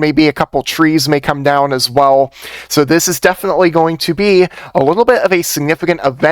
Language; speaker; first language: English; native; English